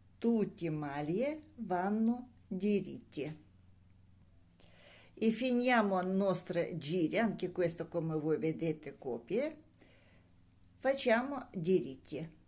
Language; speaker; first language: Italian; non-native, learner; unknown